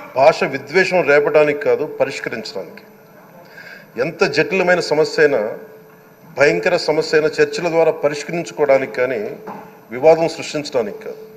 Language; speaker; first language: Telugu; native; Telugu